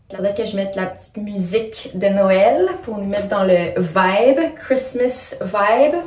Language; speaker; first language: French; native; French